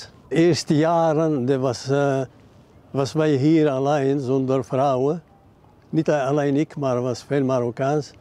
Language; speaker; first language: Dutch; non-native, learner; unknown